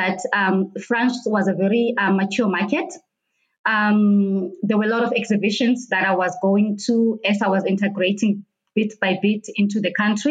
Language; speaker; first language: English; non-native, local second language; Xhosa